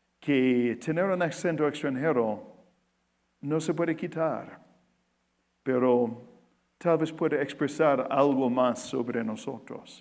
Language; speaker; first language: Spanish; non-native, fluent; English